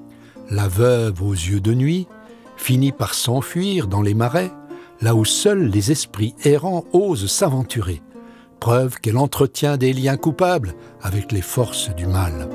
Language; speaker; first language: French; native; French